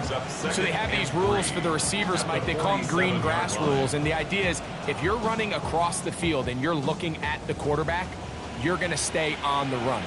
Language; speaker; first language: English; native; English